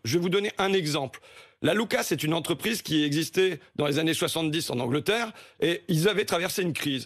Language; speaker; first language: French; native; French